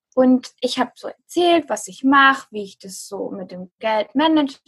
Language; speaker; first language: German; native; German